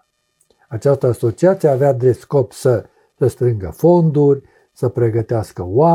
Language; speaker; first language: Romanian; native; Romanian